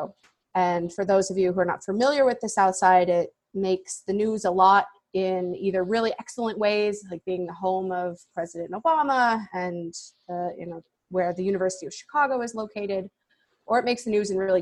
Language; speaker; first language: English; native; English